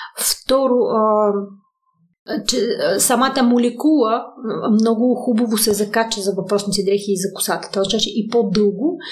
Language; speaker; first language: Bulgarian; early bilingual, heritage; Russian